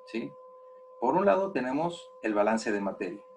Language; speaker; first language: Spanish; native; Spanish